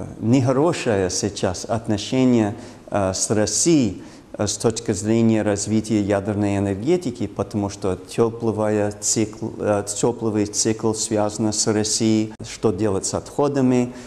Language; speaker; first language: Russian; non-native, fluent; English